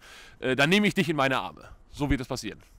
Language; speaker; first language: German; native; German